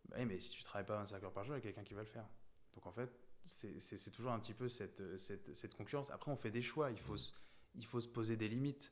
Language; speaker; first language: French; native; French